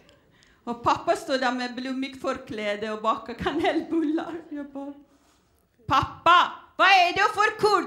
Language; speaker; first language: Swedish; non-native, fluent; Persian